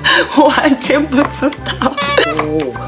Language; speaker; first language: Chinese; non-native, learner; Japanese